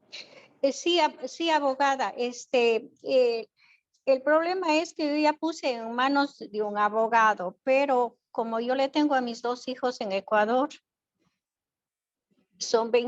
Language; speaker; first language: Spanish; native; Spanish